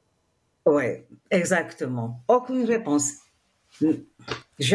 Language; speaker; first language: French; non-native, fluent; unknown